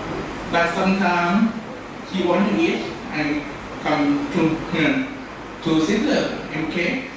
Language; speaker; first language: English; non-native, learner; Thai